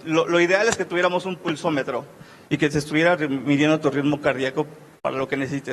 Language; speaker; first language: Spanish; native; Spanish